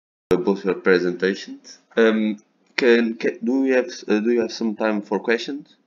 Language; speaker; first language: English; non-native, fluent; Portuguese